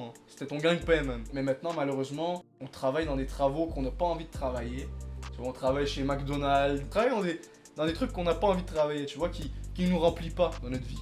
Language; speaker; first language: French; native; French